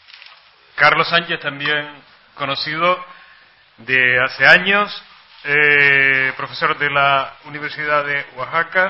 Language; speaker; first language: Spanish; native; Spanish